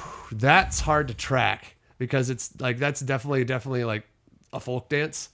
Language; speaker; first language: English; native; English